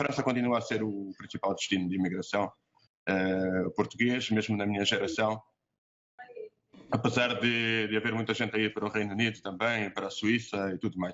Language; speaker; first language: Portuguese; native; Portuguese